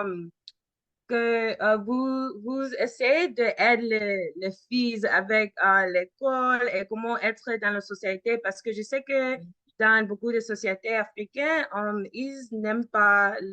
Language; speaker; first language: French; early bilingual, heritage; French